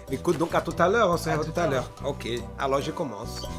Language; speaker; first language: French; non-native, fluent; Portuguese